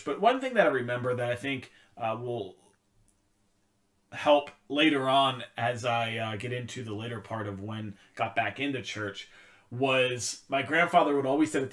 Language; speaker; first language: English; native; English